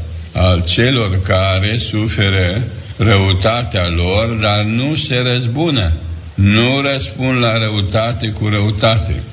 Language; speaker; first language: Romanian; native; Romanian